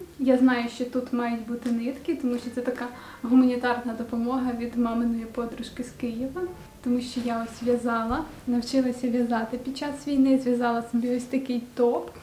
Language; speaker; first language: Ukrainian; native; Ukrainian